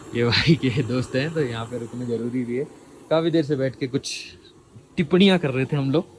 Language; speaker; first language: Hindi; native; Hindi